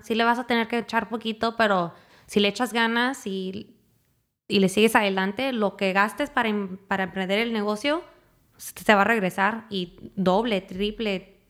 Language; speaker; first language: Spanish; early bilingual, heritage; Spanish